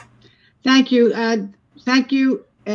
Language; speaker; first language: English; native; English